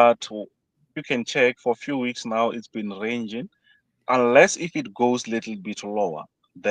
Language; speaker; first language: English; non-native, fluent; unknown